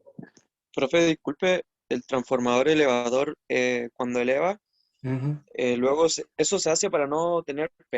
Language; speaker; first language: Spanish; native; Spanish